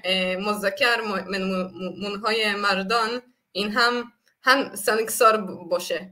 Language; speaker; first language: Persian; non-native, fluent; Hebrew